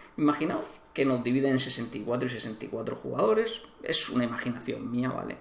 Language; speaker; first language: Spanish; native; Spanish